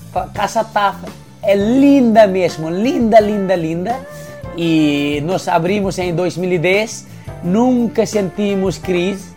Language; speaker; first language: Portuguese; non-native, fluent; Nepali